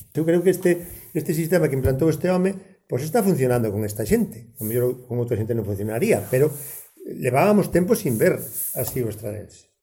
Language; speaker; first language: Galician; native; Galician